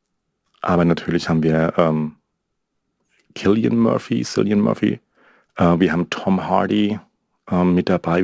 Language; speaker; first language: German; native; German